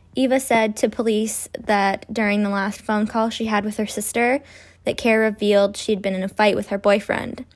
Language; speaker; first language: English; native; English